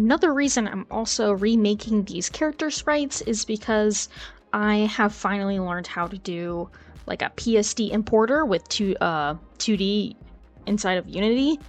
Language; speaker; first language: English; native; English